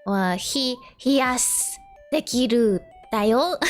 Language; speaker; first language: Japanese; non-native, learner; English